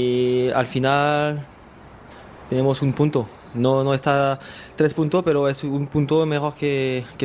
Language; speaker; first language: Spanish; non-native, learner; French